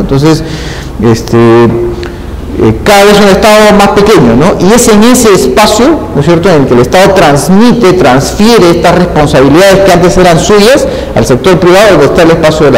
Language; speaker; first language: Spanish; native; Spanish